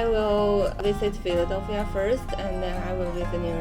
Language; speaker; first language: English; non-native, learner; Chinese